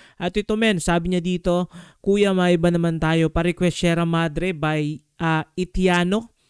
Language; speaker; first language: Filipino; native; Filipino